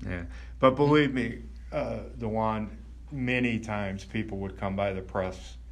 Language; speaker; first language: English; native; English